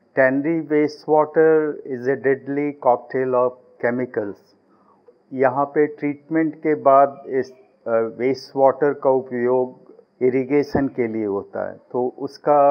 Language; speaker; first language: Hindi; native; Hindi